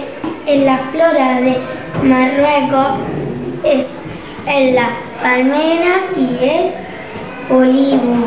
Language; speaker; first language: Spanish; early bilingual, other home language; Arabic